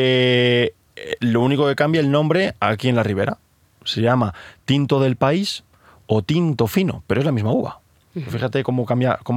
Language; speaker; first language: Spanish; native; Spanish